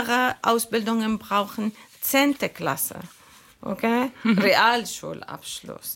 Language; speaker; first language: German; non-native, learner; Arabic